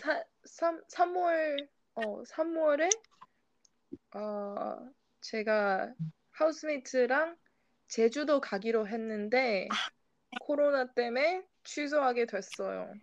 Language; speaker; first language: Korean; non-native, fluent; English